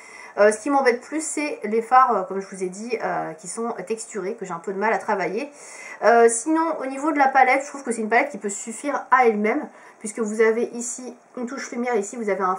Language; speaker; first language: French; native; French